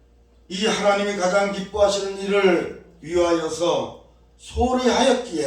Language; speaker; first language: Korean; native; Korean